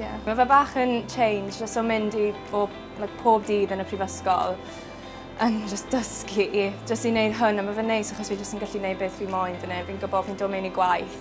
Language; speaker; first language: Welsh; native; Welsh